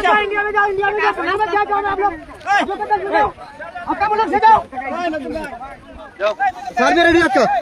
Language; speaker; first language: Hindi; non-native, learner; Bangla